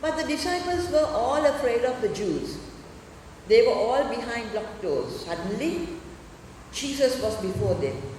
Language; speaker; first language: English; non-native, local second language; Sinhala